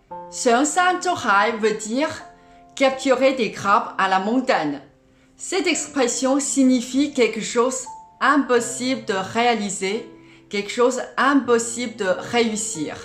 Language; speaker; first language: French; non-native, fluent; Cantonese